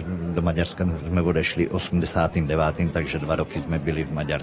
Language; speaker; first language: Czech; early bilingual, heritage; Czech